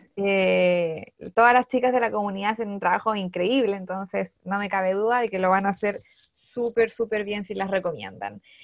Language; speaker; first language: Spanish; native; Spanish